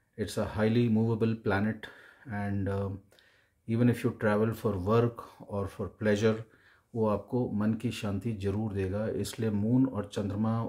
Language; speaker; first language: Hindi; native; Hindi